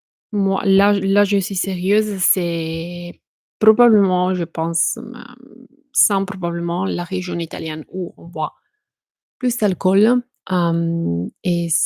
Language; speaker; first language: French; non-native, fluent; Italian